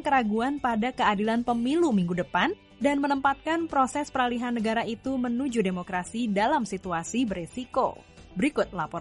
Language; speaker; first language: Indonesian; native; Indonesian